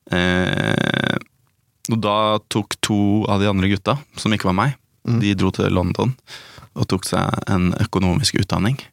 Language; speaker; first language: Norwegian; native; Norwegian